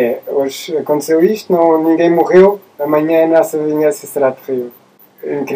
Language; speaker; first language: Portuguese; native; Portuguese